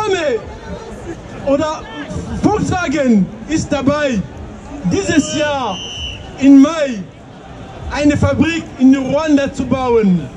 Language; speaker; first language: German; non-native, fluent; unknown